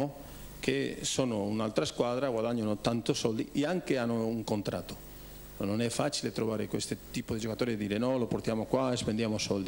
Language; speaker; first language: Italian; non-native, fluent; Spanish